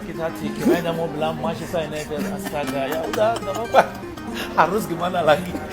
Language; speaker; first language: Indonesian; non-native, fluent; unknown